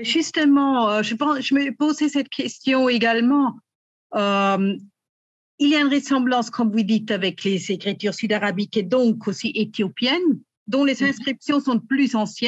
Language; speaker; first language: French; native; French